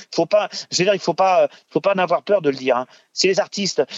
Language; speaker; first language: French; native; French